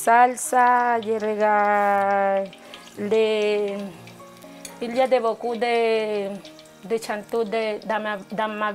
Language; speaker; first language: French; non-native, learner; Spanish